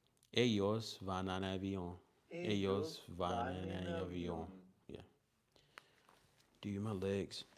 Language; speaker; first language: Spanish; non-native, learner; English